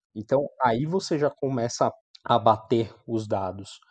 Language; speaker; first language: Portuguese; native; Portuguese